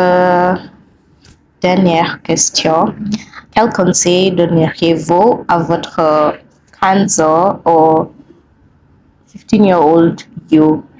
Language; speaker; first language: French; non-native, learner; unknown